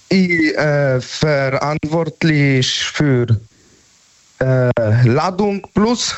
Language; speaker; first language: German; non-native, learner; Polish